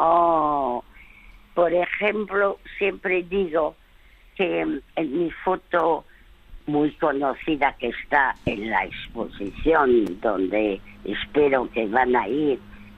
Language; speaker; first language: Spanish; early bilingual, other home language; French